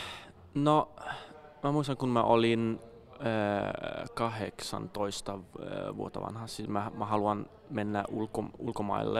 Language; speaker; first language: Finnish; non-native, fluent; Danish